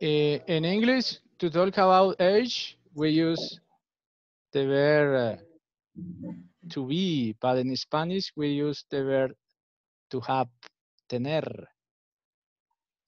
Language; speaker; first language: English; non-native, fluent; Spanish